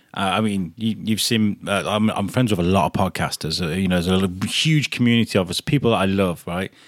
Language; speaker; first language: English; native; English